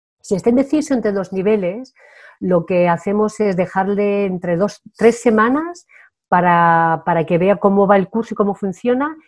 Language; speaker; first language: Spanish; native; Spanish